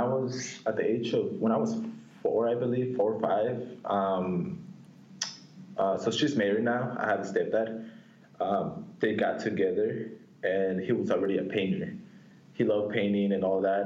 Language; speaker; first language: English; non-native, fluent; Spanish